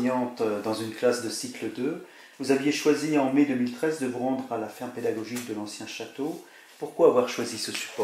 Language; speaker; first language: French; native; French